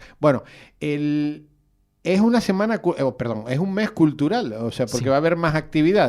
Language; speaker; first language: Spanish; native; Spanish